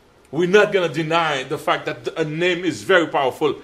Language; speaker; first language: English; non-native, fluent; Haitian Creole